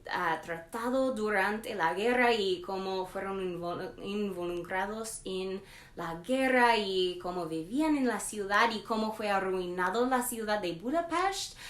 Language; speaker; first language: Spanish; non-native, learner; English